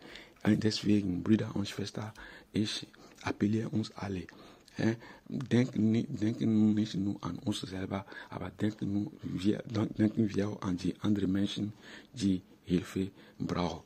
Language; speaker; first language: German; non-native, fluent; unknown